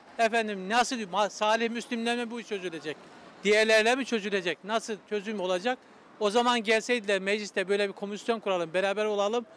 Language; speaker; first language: Turkish; native; Turkish